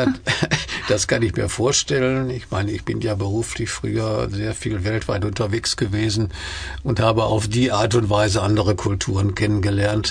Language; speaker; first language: German; native; German